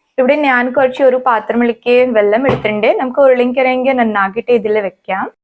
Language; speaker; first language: Malayalam; non-native, learner; Hindi